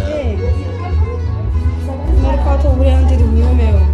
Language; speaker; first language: Korean; non-native, fluent; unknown